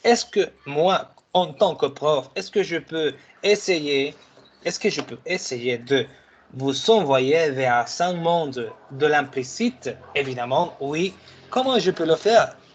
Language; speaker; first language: French; non-native, fluent; Spanish